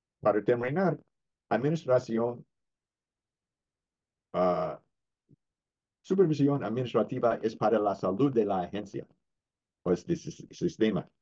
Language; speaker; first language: Spanish; non-native, fluent; English